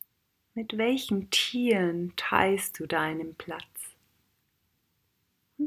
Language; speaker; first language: German; native; German